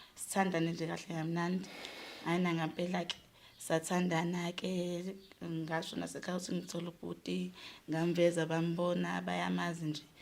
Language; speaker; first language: Zulu; native; Zulu